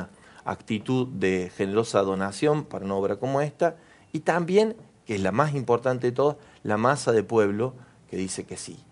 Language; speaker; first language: Spanish; native; Spanish